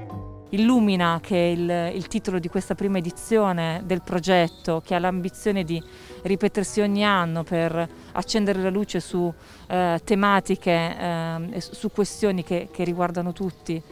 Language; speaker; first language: Italian; native; Italian